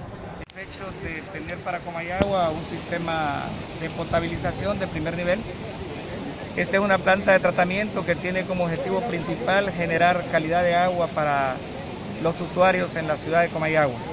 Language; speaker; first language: Spanish; native; Spanish